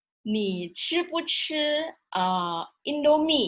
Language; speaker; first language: Chinese; non-native, fluent; Indonesian